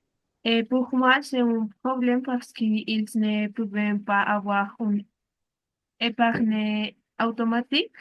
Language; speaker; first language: French; non-native, learner; Spanish